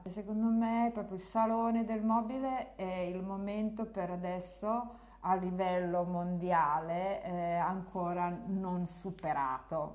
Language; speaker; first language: Italian; non-native, fluent; Serbian